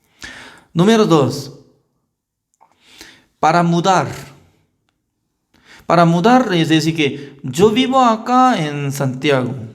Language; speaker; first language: Spanish; non-native, learner; Korean